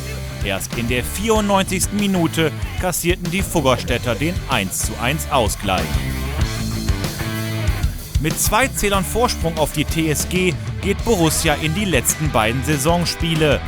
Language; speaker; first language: German; native; German